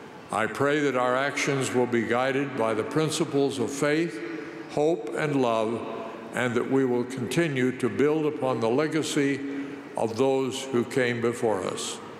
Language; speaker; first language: English; native; English